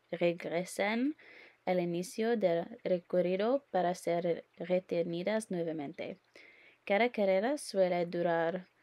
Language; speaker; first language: Spanish; non-native, learner; English